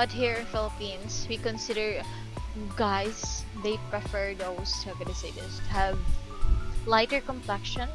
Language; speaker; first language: English; non-native, local second language; Filipino